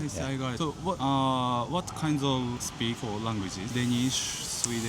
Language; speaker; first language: English; non-native, learner; Japanese